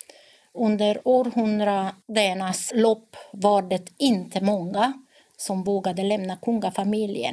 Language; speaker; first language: Swedish; non-native, fluent; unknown